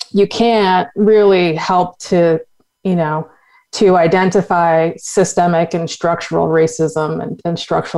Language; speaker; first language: English; native; English